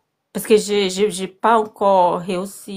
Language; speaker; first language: French; non-native, learner; Portuguese